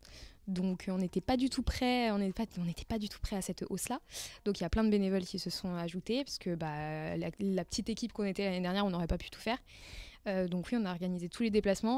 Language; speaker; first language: French; native; French